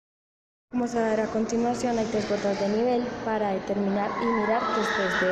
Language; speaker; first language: Spanish; native; Spanish